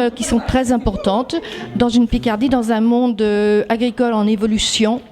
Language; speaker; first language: French; native; French